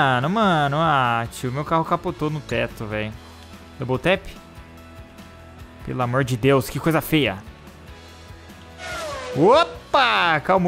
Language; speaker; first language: Portuguese; native; Portuguese